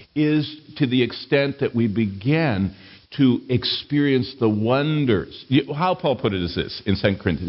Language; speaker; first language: English; native; English